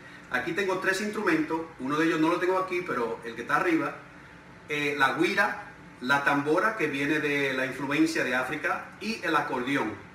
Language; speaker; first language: Spanish; native; Spanish